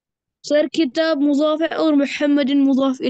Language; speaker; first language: Arabic; non-native, learner; Urdu